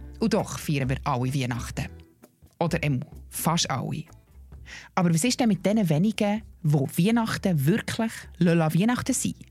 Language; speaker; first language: German; native; German